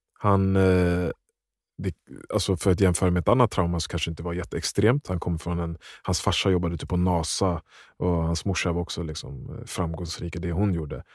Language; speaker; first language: Swedish; native; Swedish